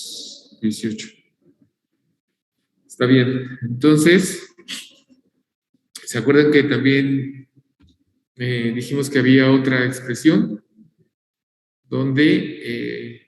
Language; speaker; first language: Spanish; native; Spanish